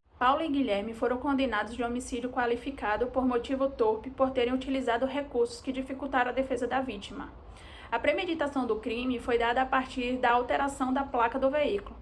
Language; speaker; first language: Portuguese; native; Portuguese